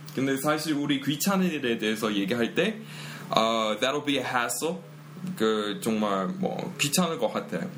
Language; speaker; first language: Korean; non-native, fluent; English